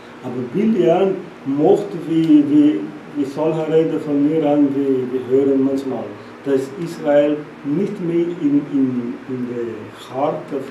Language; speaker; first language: German; non-native, learner; Portuguese